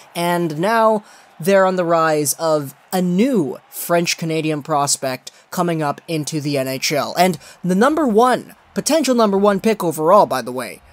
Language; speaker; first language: English; native; English